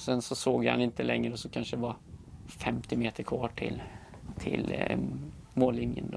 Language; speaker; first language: Swedish; native; Swedish